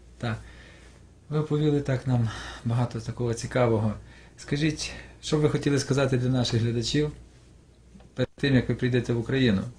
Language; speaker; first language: Ukrainian; native; Ukrainian